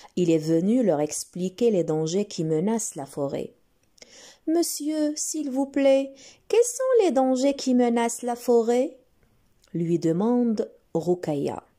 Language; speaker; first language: French; non-native, local second language; Arabic